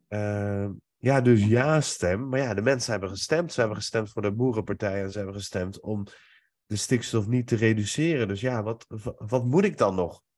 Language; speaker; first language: Dutch; early bilingual, other home language; Persian